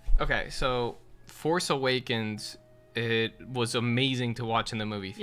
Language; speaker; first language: English; native; English